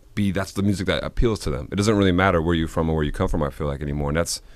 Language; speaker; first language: English; native; English